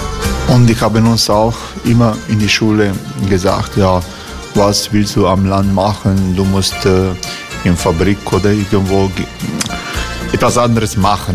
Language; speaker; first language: German; non-native, learner; Croatian